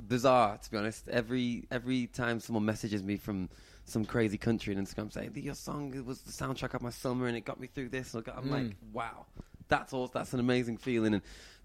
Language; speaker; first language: English; native; English